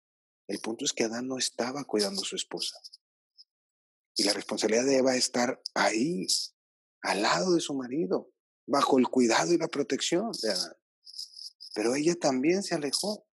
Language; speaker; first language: Spanish; native; Spanish